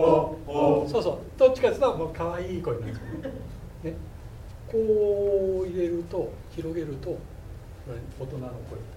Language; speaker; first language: Japanese; native; Japanese